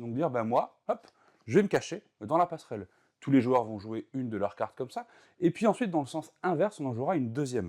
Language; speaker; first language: French; native; French